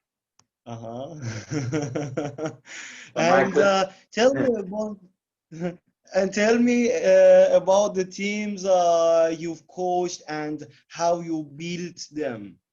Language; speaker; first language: English; non-native, learner; Persian